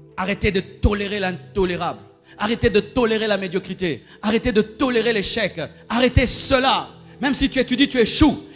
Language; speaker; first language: French; non-native, local second language; Lingala